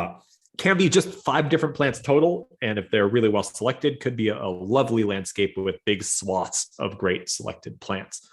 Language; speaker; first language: English; native; English